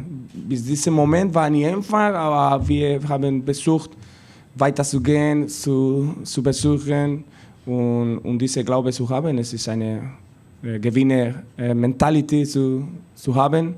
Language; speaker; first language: German; non-native, learner; Spanish